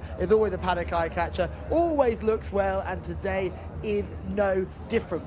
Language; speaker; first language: English; native; English